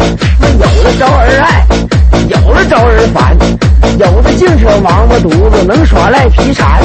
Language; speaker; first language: Chinese; native; Chinese